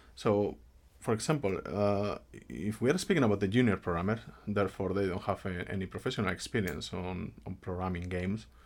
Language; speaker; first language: English; non-native, fluent; Spanish